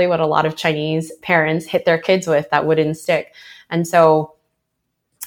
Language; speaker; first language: English; early bilingual, other home language; Chinese